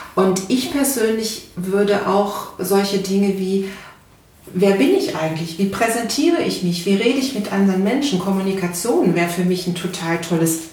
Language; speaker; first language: German; native; German